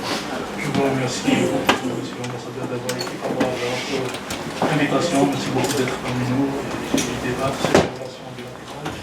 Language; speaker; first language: French; non-native, local second language; Arabic